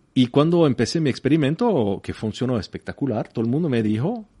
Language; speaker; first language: Spanish; non-native, fluent; French